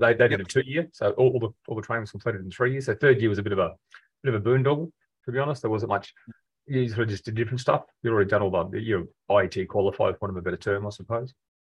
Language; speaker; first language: English; native; English